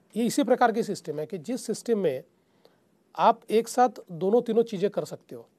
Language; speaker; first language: Hindi; non-native, local second language; Marathi